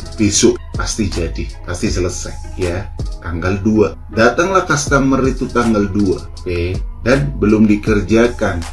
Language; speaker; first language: Indonesian; non-native, local second language; Javanese